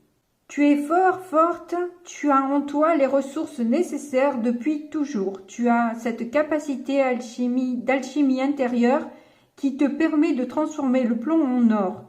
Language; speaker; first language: French; native; French